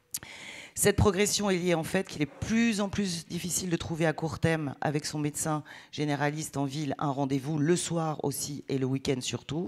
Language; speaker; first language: French; native; French